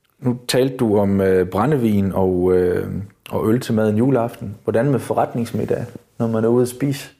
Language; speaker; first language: Danish; native; Danish